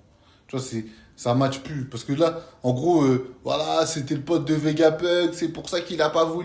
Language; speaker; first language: French; native; French